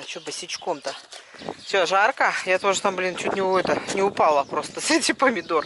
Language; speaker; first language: Russian; native; Russian